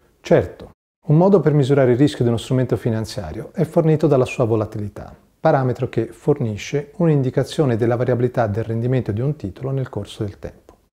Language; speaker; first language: Italian; native; Italian